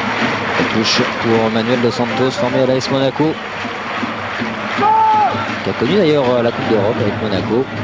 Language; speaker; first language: French; native; French